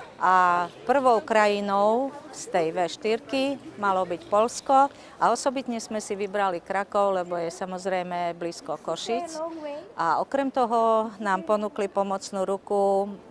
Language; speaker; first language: Slovak; native; Slovak